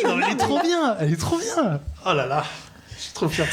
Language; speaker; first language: French; native; French